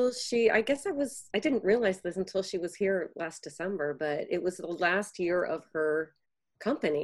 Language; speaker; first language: English; native; English